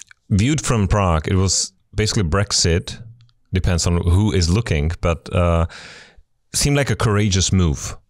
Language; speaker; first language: English; non-native, fluent; Czech